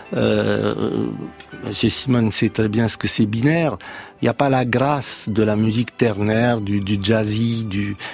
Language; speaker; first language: French; non-native, fluent; Romanian